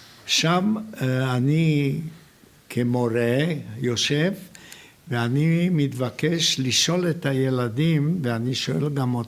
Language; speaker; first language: Hebrew; non-native, fluent; Hungarian